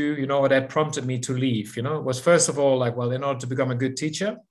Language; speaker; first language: English; non-native, fluent; Dutch